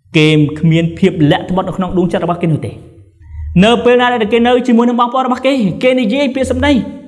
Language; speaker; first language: Khmer; non-native, local second language; Eastern Cham